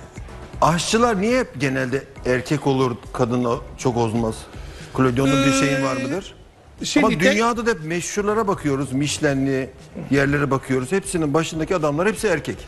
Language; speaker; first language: Turkish; native; Turkish